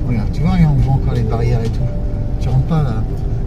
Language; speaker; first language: French; native; French